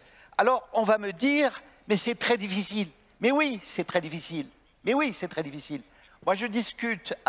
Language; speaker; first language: French; native; French